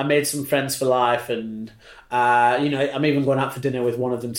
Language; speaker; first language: English; native; English